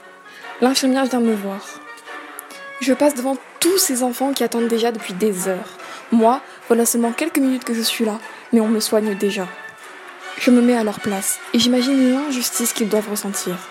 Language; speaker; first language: French; native; French